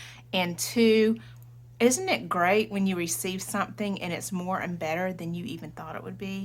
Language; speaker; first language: English; native; English